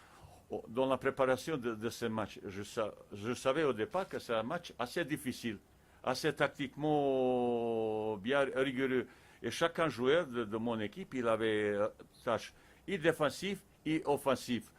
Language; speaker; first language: French; non-native, fluent; Bosnian